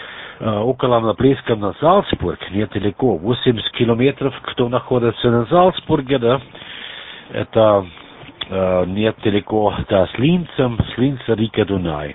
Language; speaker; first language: Russian; non-native, learner; German